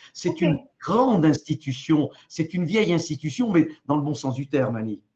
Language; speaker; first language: French; native; French